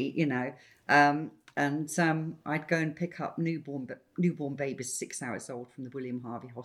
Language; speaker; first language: English; native; English